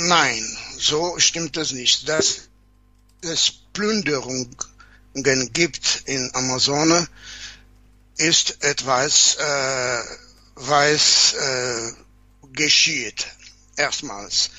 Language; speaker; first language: German; non-native, fluent; Portuguese